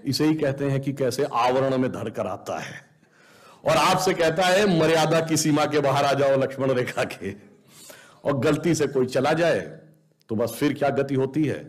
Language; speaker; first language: Hindi; native; Hindi